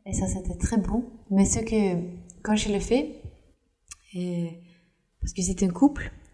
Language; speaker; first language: French; non-native, fluent; Norwegian